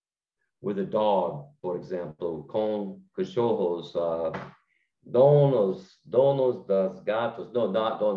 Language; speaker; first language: Portuguese; non-native, learner; English